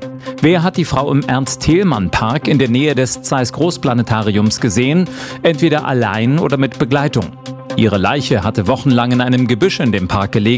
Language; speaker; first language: German; native; German